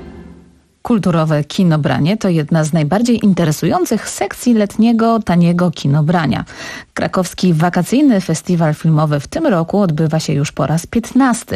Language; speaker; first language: Polish; native; Polish